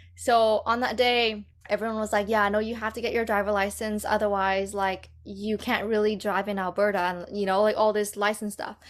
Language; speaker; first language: English; native; English